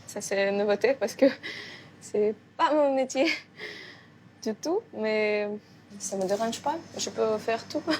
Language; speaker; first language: French; non-native, learner; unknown